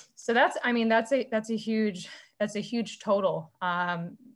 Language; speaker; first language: English; native; English